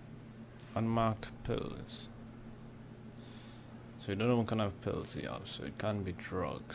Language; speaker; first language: English; native; English